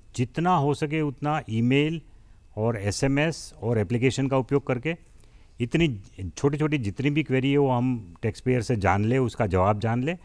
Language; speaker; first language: Hindi; non-native, local second language; Gujarati